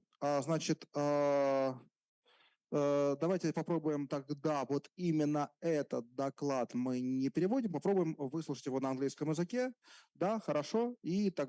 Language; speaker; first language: Russian; native; Russian